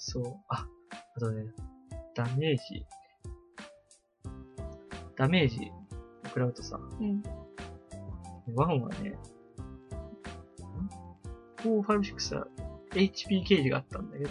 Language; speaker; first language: Japanese; native; Japanese